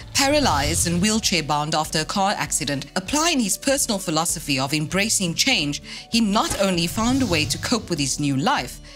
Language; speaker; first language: English; native; English